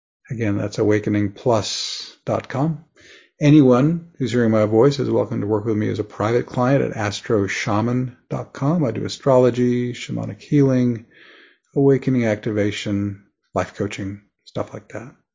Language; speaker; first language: English; native; English